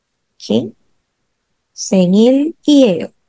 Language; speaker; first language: Korean; non-native, fluent; Filipino